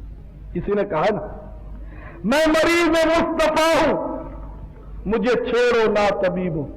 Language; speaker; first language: Urdu; native; Urdu